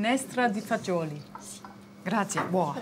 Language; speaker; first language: Italian; non-native, learner; German